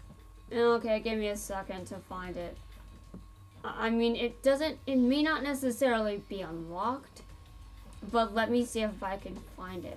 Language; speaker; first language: English; native; English